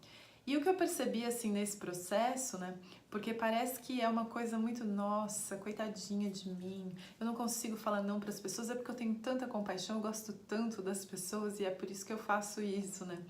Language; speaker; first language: Portuguese; native; Portuguese